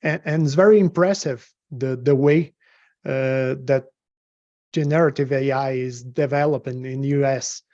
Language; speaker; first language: English; non-native, fluent; Portuguese